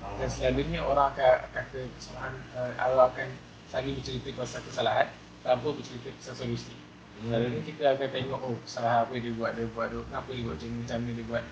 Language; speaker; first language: Malay; native; Malay